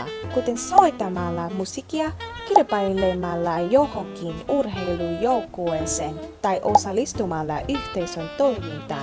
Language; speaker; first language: Finnish; non-native, learner; Vietnamese